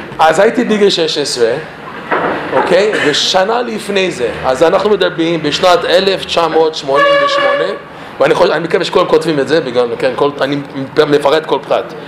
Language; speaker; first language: Hebrew; non-native, fluent; English